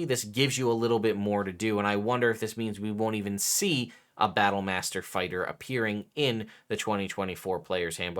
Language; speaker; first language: English; native; English